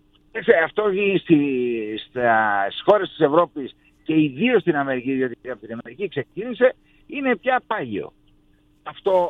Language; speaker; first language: Greek; native; Greek